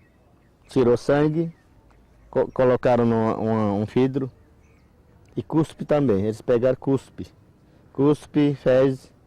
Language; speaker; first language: Portuguese; non-native, local second language; Yanomámi